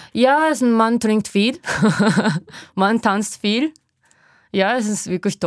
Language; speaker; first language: German; non-native, learner; Japanese